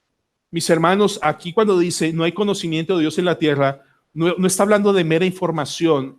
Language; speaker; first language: Spanish; native; Spanish